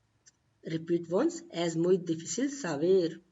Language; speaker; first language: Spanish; non-native, fluent; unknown